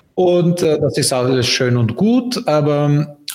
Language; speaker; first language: German; non-native, fluent; Bulgarian